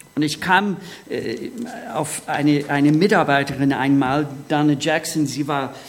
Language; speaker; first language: German; non-native, fluent; English